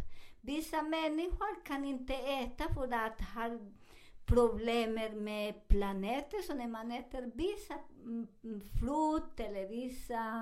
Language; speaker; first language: Swedish; non-native, learner; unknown